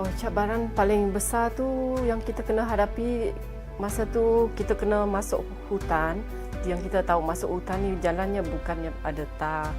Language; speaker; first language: Malay; non-native, local second language; Iban